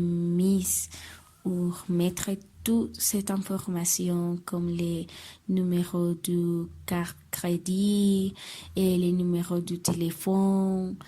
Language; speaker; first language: French; non-native, learner; Spanish